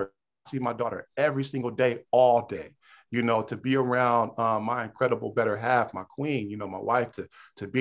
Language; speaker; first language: English; native; English